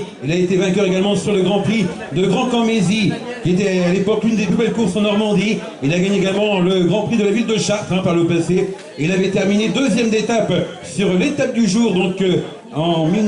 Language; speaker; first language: French; native; French